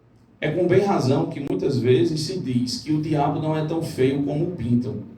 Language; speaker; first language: Portuguese; native; Portuguese